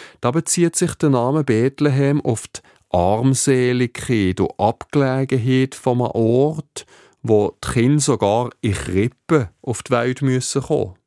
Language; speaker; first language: German; native; German